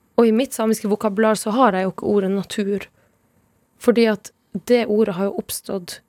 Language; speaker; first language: Norwegian; non-native, local second language; Northern Sami